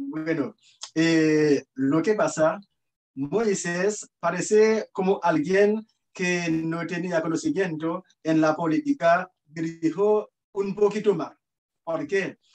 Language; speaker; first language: Spanish; non-native, fluent; Haitian Creole